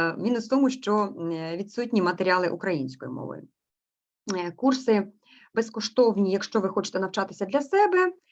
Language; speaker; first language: Ukrainian; native; Ukrainian